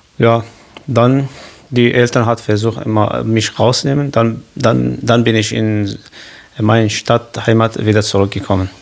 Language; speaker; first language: German; non-native, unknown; Kurdish